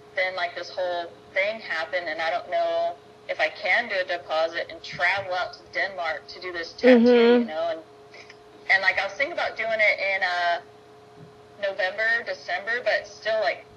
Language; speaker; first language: English; native; English